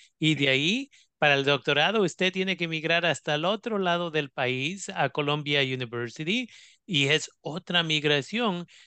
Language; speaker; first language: Spanish; native; Spanish